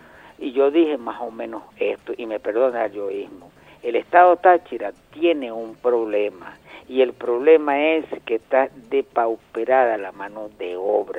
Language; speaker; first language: Spanish; native; Spanish